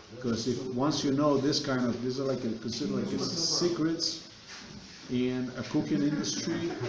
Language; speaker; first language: English; non-native, fluent; Slovenian